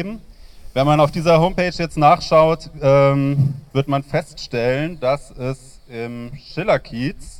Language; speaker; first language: German; native; German